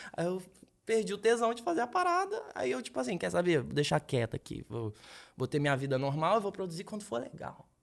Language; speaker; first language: Portuguese; native; Portuguese